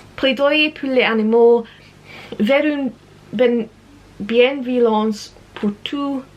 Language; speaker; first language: French; non-native, learner; English